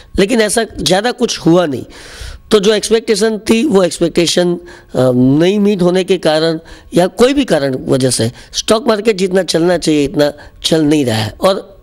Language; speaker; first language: Hindi; non-native, local second language; Gujarati